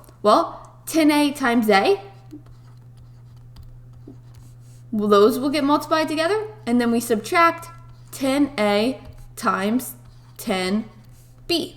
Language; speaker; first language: English; native; English